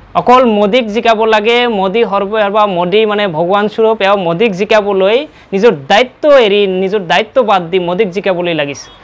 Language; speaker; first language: Assamese; non-native, local second language; Bangla